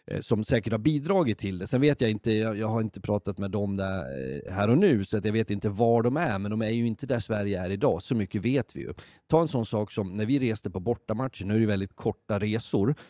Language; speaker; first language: Swedish; native; Swedish